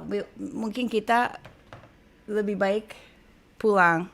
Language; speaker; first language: Indonesian; non-native, fluent; English